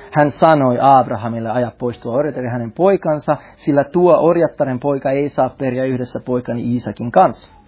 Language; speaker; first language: Finnish; native; Finnish